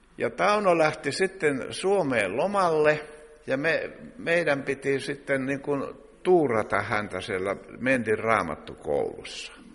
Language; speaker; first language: Finnish; native; Finnish